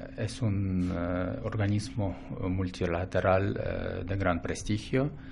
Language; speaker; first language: Spanish; non-native, fluent; Russian